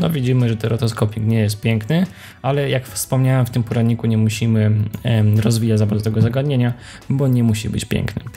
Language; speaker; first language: Polish; native; Polish